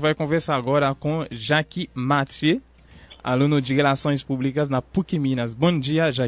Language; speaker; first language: Portuguese; non-native, fluent; Haitian Creole